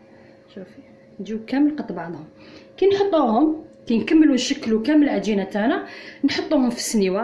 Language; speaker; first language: Arabic; native; Arabic